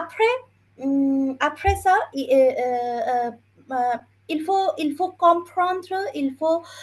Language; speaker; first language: French; non-native, fluent; Bangla